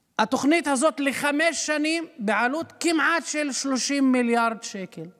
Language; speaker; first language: Hebrew; non-native, local second language; Arabic